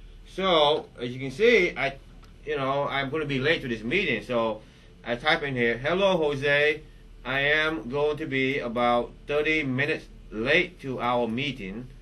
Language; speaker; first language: English; native; English